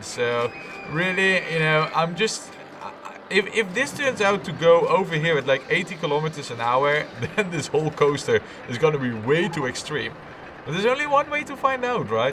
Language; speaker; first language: English; non-native, fluent; Dutch